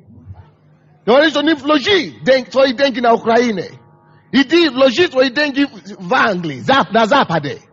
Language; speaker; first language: Russian; non-native, fluent; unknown